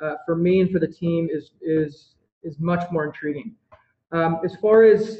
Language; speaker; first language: English; native; English